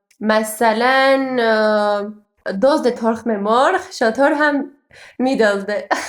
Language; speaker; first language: Persian; non-native, fluent; Armenian